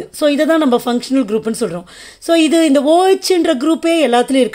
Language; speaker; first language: Tamil; native; Tamil